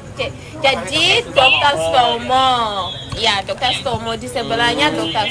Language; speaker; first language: Indonesian; non-native, fluent; Shona